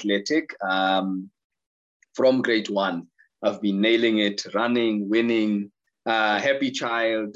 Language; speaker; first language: English; non-native, local second language; Zulu